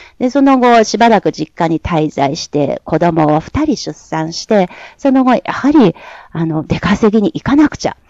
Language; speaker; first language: Japanese; non-native, fluent; Chinese